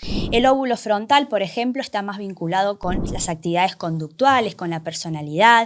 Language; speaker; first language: Spanish; native; Spanish